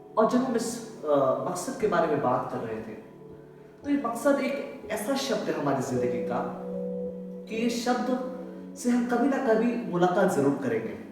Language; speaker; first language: Hindi; native; Hindi